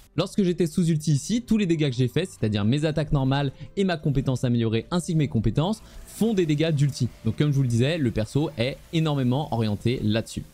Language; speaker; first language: French; native; French